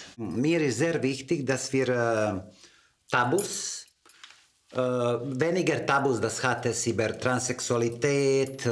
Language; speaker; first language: German; non-native, learner; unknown